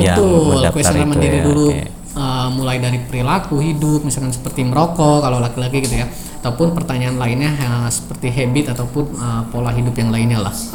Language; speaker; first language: Indonesian; native; Indonesian